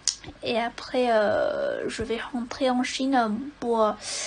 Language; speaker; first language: French; non-native, fluent; Chinese